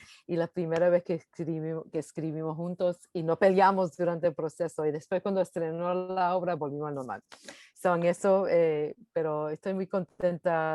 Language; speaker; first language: Spanish; early bilingual, heritage; English